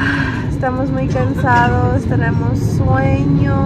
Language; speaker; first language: Spanish; early bilingual, heritage; Spanish